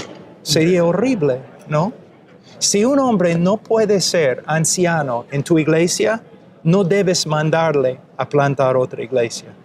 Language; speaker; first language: Spanish; non-native, fluent; English